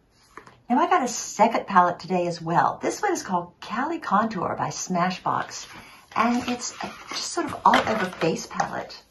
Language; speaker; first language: English; native; English